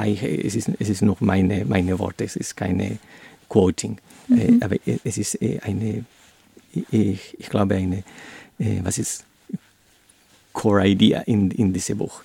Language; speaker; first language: German; non-native, learner; Spanish